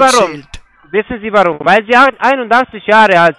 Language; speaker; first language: German; non-native, fluent; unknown